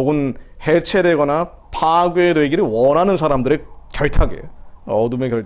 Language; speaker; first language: Korean; native; Korean